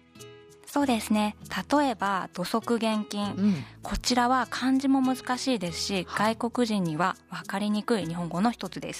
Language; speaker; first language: Japanese; native; Japanese